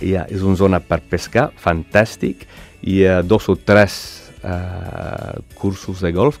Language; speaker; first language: Catalan; non-native, learner; English